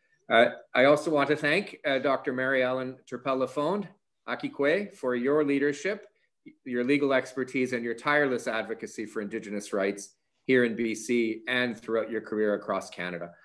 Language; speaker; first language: English; native; English